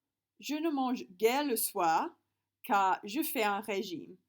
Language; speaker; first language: French; non-native, fluent; English